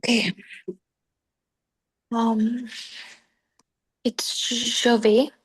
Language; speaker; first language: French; non-native, learner; Hindi